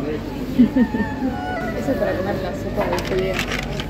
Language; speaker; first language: Spanish; non-native, fluent; French